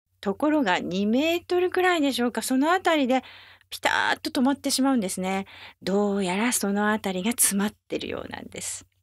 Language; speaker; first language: Japanese; native; Japanese